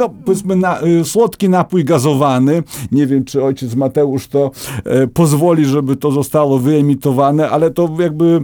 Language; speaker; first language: Polish; native; Polish